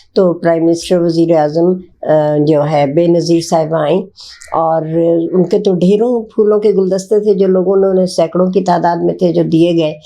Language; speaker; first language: Urdu; native; Urdu